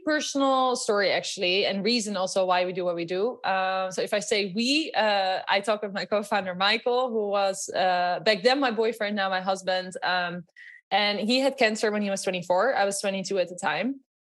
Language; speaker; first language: English; non-native, fluent; Dutch